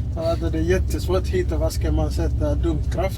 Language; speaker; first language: Swedish; non-native, fluent; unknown